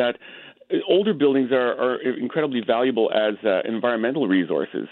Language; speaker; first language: English; native; English